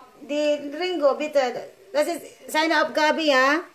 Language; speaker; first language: German; non-native, learner; Cebuano